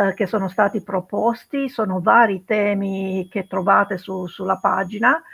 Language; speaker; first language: Italian; early bilingual, other home language; Romanian